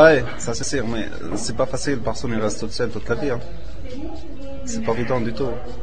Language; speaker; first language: French; non-native, learner; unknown